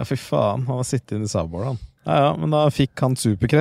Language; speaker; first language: Norwegian; native; Norwegian